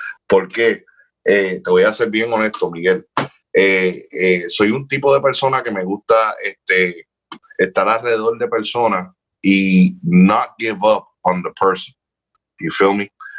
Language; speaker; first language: Spanish; early bilingual, heritage; Spanish